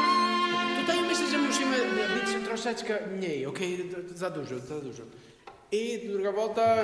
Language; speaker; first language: Polish; non-native, learner; Portuguese